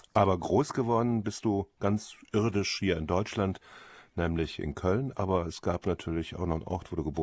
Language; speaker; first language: German; native; German